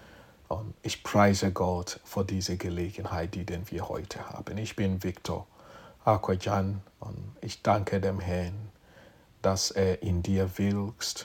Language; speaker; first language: German; non-native, fluent; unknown